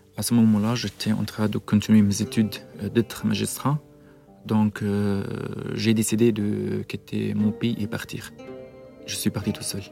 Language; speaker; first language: French; non-native, learner; Arabic